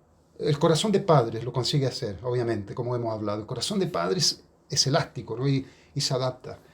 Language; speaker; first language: Spanish; native; Spanish